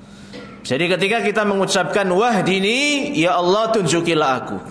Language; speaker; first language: Indonesian; native; Indonesian